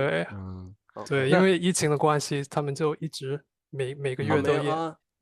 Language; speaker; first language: Chinese; non-native, fluent; English